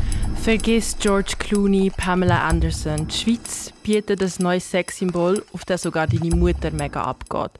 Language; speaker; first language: German; native; German